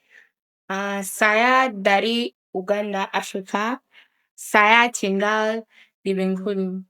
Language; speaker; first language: Indonesian; non-native, learner; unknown